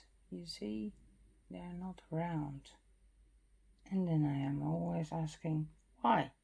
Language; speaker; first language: English; non-native, fluent; Dutch